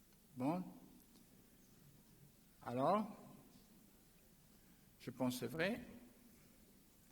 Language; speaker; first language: French; non-native, learner; German